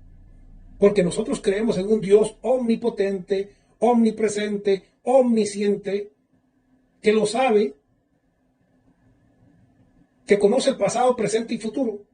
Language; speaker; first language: Spanish; native; Spanish